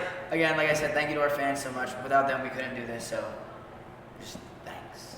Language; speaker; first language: English; native; English